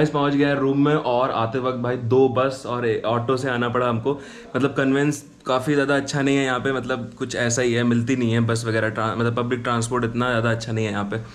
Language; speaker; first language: Hindi; native; Hindi